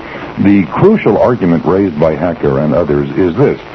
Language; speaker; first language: English; native; English